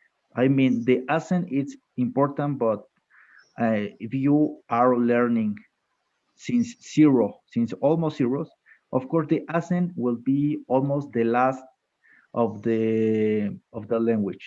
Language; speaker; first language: English; non-native, fluent; Spanish